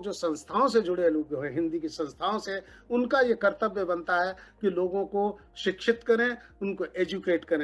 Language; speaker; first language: Hindi; native; Hindi